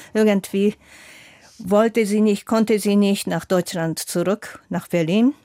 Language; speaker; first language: German; non-native, fluent; Japanese